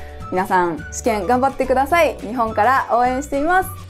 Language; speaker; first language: Japanese; native; Japanese